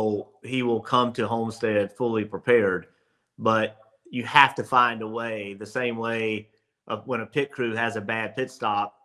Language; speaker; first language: English; native; English